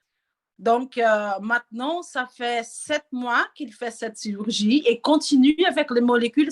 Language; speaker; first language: French; non-native, learner; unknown